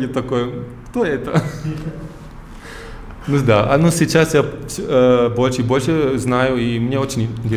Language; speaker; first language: Russian; early bilingual, heritage; German